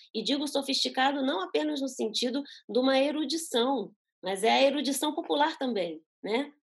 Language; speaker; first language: Portuguese; early bilingual, other home language; Spanish